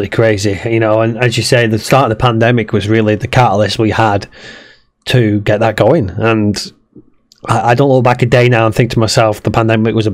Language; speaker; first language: English; native; English